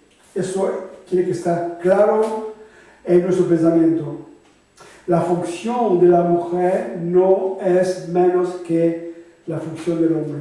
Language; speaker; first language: Spanish; non-native, fluent; French